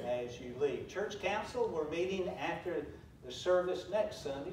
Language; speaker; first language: English; native; English